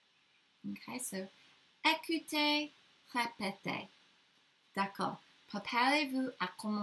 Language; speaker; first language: French; non-native, learner; English